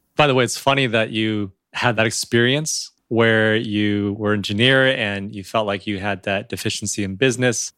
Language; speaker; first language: English; early bilingual, other home language; Chinese